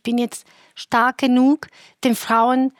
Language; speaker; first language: German; non-native, fluent; Romanian